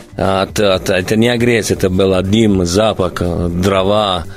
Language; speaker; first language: Russian; non-native, learner; Italian